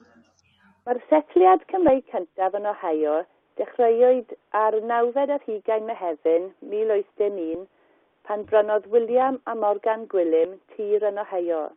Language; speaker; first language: Welsh; non-native, learner; English